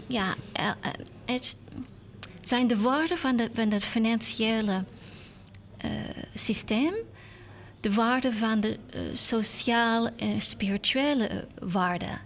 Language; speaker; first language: Dutch; non-native, learner; English